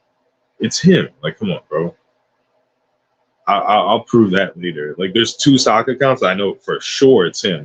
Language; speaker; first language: English; native; English